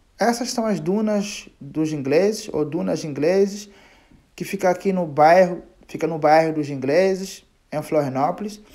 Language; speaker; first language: Portuguese; non-native, local second language; Kabuverdianu